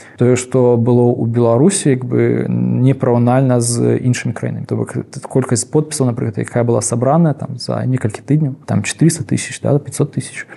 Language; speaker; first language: Belarusian; non-native, local second language; Russian